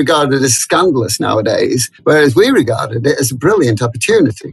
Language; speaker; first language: English; native; English